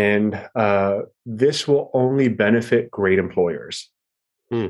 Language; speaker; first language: English; native; English